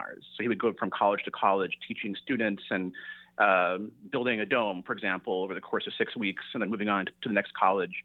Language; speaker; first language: English; native; English